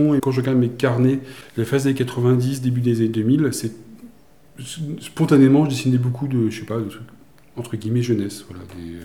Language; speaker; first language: French; native; French